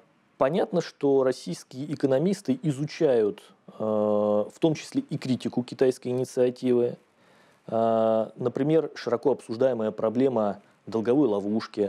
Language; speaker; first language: Russian; native; Russian